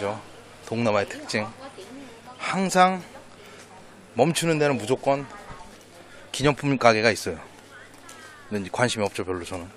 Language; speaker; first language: Korean; native; Korean